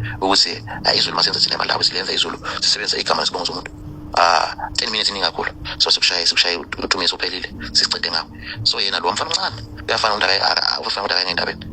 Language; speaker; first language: Zulu; non-native, fluent; Nyanja